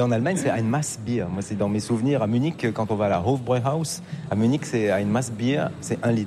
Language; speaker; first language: French; native; French